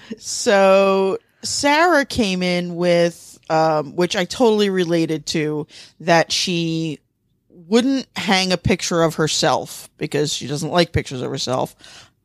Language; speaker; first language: English; native; English